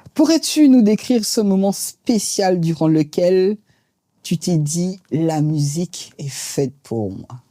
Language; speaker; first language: French; native; French